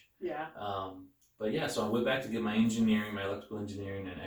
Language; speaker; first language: English; native; English